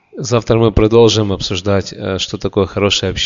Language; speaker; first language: Russian; native; Russian